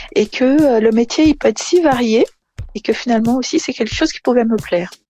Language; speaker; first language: French; non-native, fluent; Portuguese